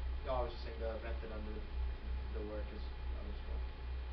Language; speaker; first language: English; native; English